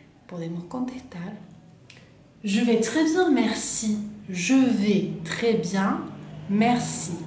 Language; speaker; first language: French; non-native, fluent; Spanish